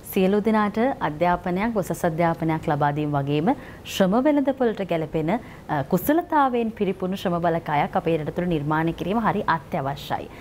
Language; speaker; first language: Sinhala; native; Sinhala